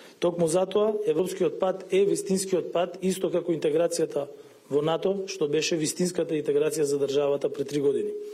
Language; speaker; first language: Macedonian; native; Macedonian